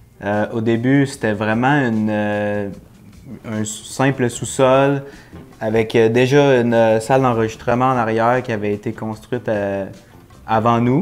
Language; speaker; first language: French; native; French